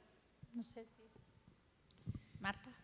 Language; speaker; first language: Spanish; native; Spanish